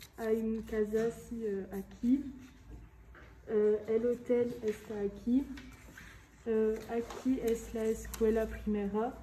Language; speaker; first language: Spanish; non-native, learner; French